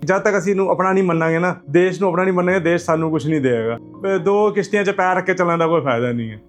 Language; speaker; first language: Punjabi; non-native, local second language; Hindi